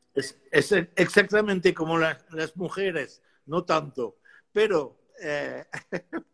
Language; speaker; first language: Spanish; non-native, fluent; French